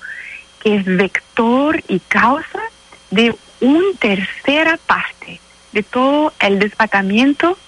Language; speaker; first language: Spanish; non-native, fluent; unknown